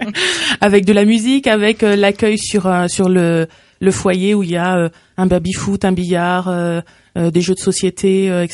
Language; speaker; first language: French; native; French